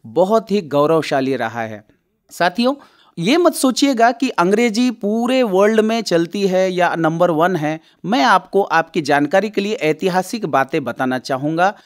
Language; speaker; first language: Hindi; non-native, local second language; Marathi